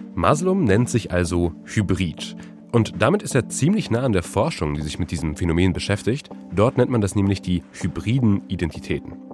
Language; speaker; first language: German; early bilingual, other home language; Polish